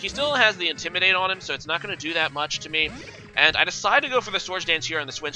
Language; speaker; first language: English; native; English